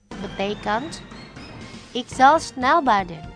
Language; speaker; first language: Dutch; non-native, fluent; Indonesian